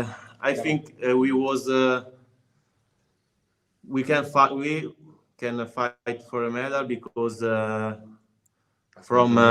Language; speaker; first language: English; non-native, learner; Italian